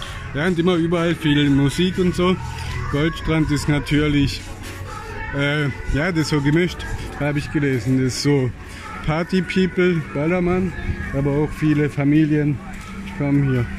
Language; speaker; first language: German; native; German